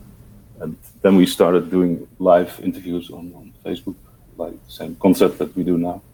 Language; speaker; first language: English; non-native, fluent; Dutch